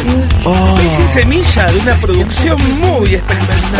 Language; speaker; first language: Spanish; native; Spanish